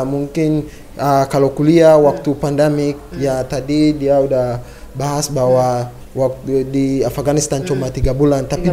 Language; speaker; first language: Indonesian; non-native, fluent; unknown